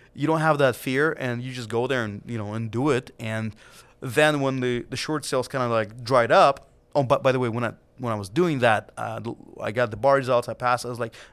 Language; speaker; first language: English; non-native, fluent; Russian